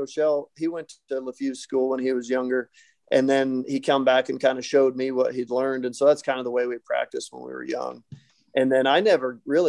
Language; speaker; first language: English; native; English